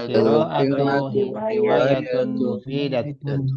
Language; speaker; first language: Arabic; non-native, learner; Indonesian